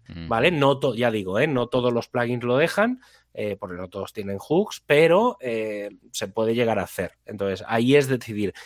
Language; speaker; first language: Spanish; native; Spanish